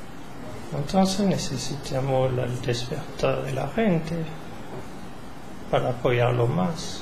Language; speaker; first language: Spanish; non-native, learner; French